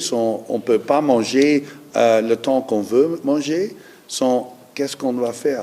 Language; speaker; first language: French; non-native, learner; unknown